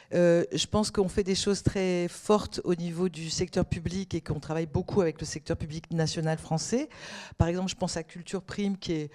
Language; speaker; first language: French; native; French